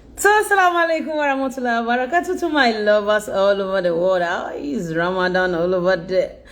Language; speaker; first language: English; non-native, local second language; Yoruba